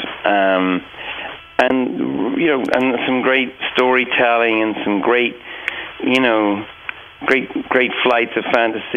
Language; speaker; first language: English; native; English